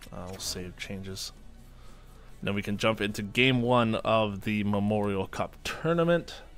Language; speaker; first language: English; native; English